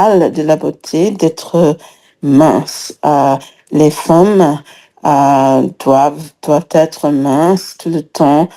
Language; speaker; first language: French; non-native, fluent; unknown